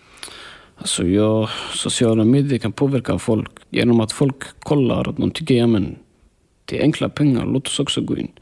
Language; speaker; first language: Swedish; early bilingual, other home language; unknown